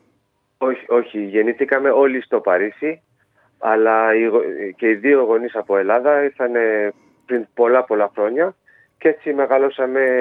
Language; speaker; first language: Greek; early bilingual, heritage; Greek